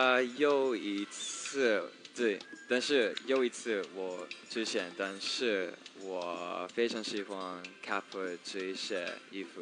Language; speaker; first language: Chinese; non-native, learner; English